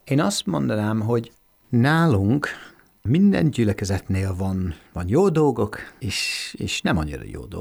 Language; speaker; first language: Hungarian; non-native, fluent; English